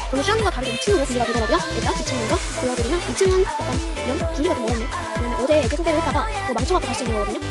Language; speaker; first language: Korean; native; Korean